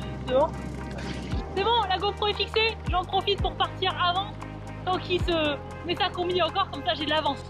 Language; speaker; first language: French; native; French